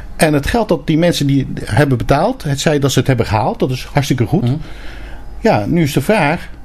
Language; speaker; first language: Dutch; early bilingual, other home language; Turkish